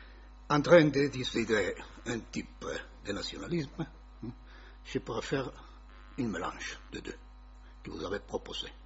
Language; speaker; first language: French; non-native, learner; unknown